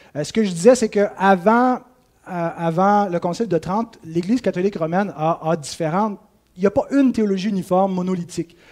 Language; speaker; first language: French; native; French